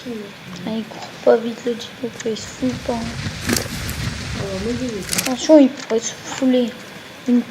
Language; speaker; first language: French; native; French